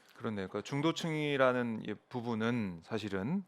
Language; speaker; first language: Korean; native; Korean